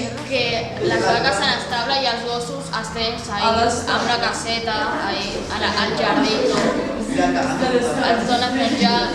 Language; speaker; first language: Catalan; early bilingual, other home language; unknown